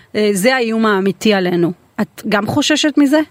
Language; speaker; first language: Hebrew; native; Hebrew